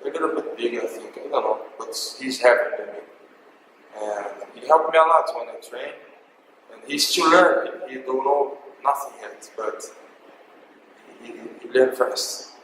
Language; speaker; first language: English; non-native, learner; Portuguese